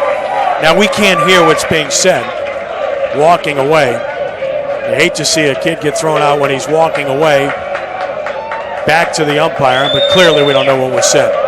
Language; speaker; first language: English; native; English